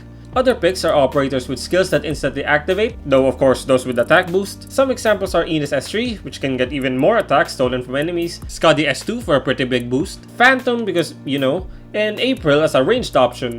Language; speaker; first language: English; native; English